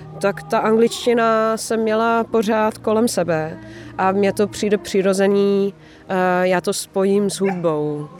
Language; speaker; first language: Czech; non-native, fluent; Dutch